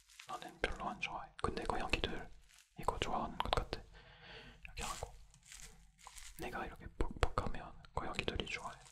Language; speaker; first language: Korean; non-native, fluent; French